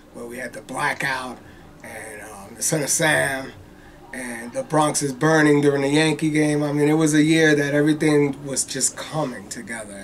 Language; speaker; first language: English; native; English